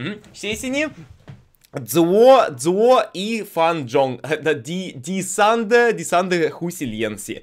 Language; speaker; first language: Chinese; non-native, learner; Russian